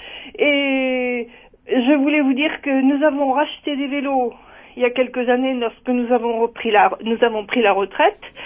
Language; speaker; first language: French; native; French